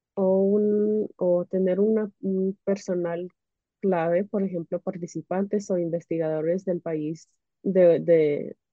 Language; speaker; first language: Spanish; early bilingual, heritage; Spanish